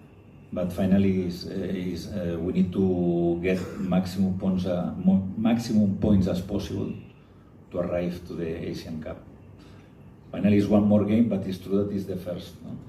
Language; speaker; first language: English; non-native, fluent; Spanish